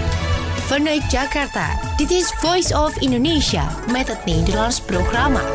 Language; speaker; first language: Dutch; non-native, learner; Indonesian